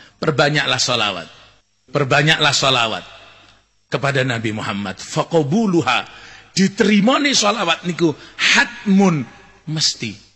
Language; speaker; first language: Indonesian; non-native, local second language; Javanese